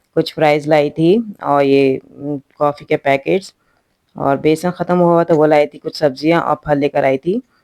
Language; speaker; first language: Hindi; native; Hindi